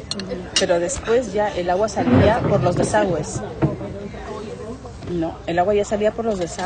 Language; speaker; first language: Spanish; native; Spanish